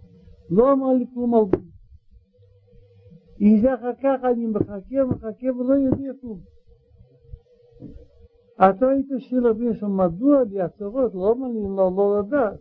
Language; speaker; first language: Hebrew; non-native, learner; Russian